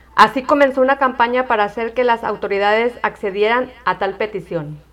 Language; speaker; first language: Spanish; native; Spanish